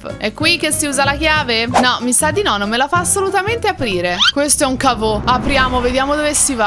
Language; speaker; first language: Italian; native; Italian